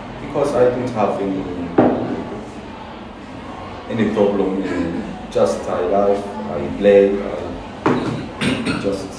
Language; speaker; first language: English; non-native, learner; Arabic